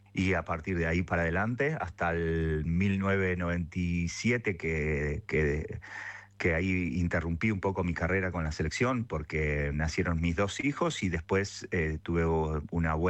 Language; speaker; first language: Spanish; native; Spanish